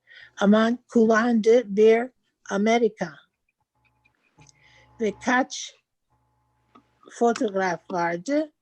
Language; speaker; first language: Turkish; non-native, learner; English